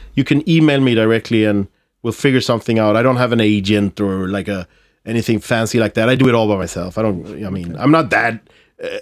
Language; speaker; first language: English; non-native, fluent; Swedish